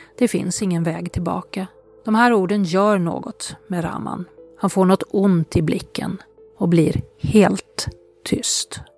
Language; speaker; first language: Swedish; native; Swedish